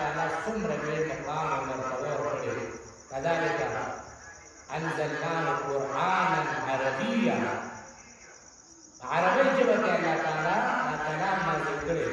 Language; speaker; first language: Arabic; non-native, learner; Pashto